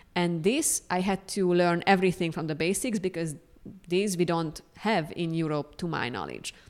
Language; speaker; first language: English; non-native, fluent; Hungarian